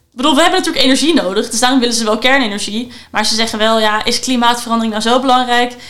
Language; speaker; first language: Dutch; native; Dutch